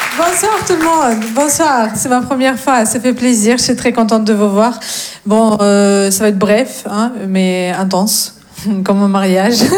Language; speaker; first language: French; non-native, fluent; Russian